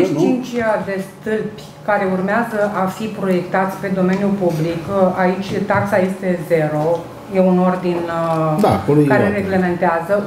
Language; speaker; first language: Romanian; native; Romanian